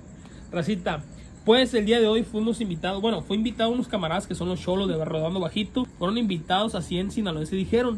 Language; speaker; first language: Spanish; native; Spanish